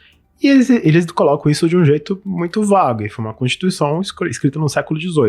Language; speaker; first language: Portuguese; native; Portuguese